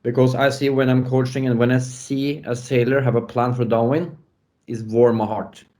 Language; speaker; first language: English; non-native, fluent; Norwegian